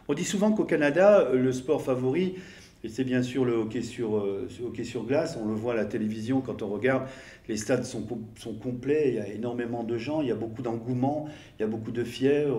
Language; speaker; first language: French; native; French